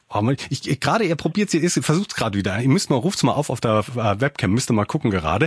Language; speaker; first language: German; native; German